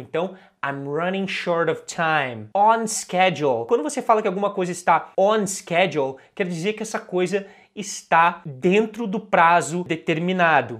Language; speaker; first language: Portuguese; native; Portuguese